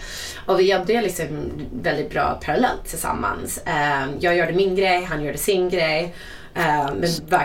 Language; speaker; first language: Swedish; non-native, fluent; English